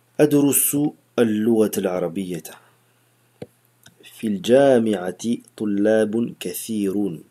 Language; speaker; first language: Arabic; non-native, fluent; French